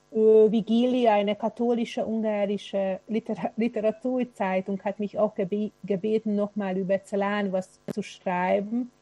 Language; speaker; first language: German; non-native, fluent; Hungarian